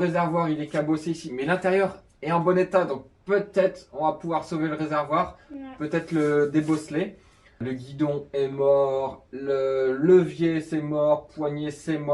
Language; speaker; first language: French; native; French